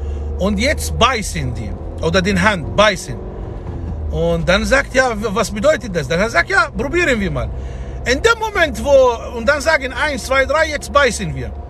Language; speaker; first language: German; non-native, fluent; Arabic